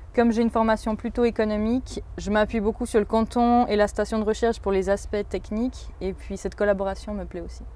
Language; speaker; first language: French; native; French